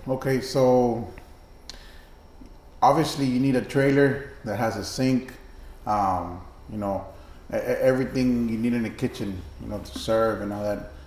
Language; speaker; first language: English; early bilingual, other home language; Spanish